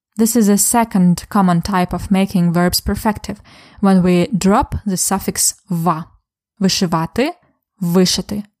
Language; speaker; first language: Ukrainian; native; Ukrainian